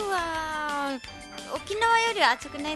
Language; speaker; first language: Japanese; non-native, learner; Nepali